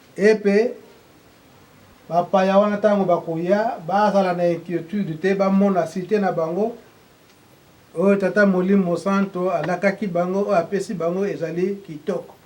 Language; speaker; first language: Lingala; non-native, local second language; Kongo